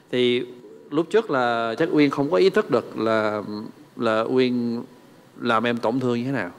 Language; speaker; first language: Vietnamese; non-native, fluent; English